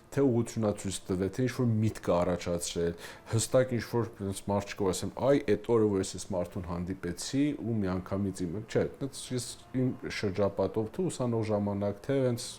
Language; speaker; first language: Armenian; early bilingual, heritage; Armenian